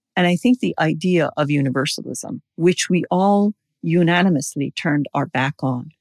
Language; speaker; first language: English; non-native, fluent; Persian